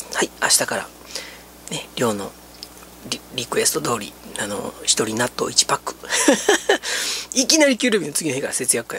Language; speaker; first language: Japanese; native; Japanese